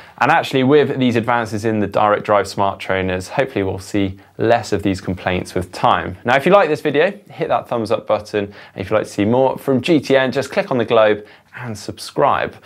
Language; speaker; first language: English; native; English